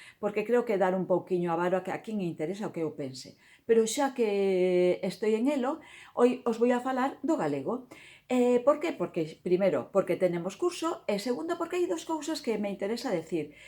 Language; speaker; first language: Galician; non-native, local second language; Spanish